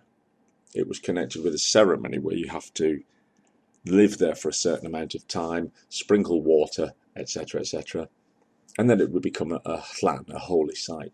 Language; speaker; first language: English; native; English